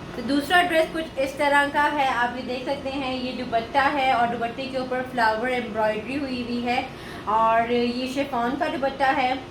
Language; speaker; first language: Urdu; native; Urdu